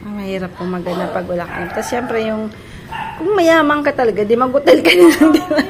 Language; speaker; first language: Filipino; native; Filipino